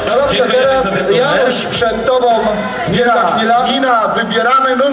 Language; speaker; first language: Polish; native; Polish